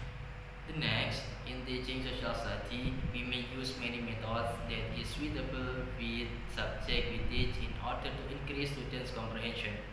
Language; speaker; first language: English; non-native, learner; Indonesian